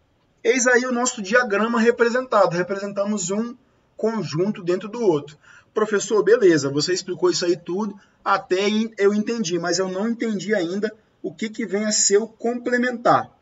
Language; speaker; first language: Portuguese; native; Portuguese